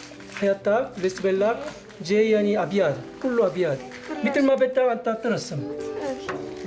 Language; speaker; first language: Arabic; non-native, learner; Korean